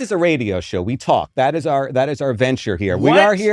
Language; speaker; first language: English; native; English